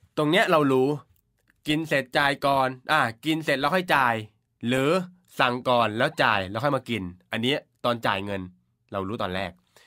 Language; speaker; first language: Thai; native; Thai